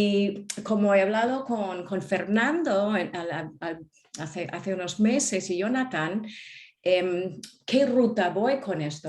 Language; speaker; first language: Spanish; non-native, fluent; English